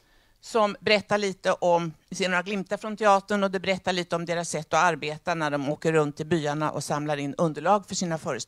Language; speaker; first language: Swedish; native; Swedish